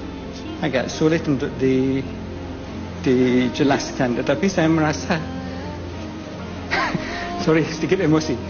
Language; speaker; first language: Indonesian; non-native, fluent; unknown